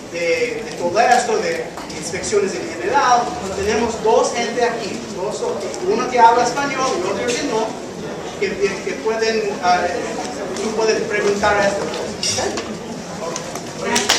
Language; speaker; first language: Spanish; early bilingual, heritage; English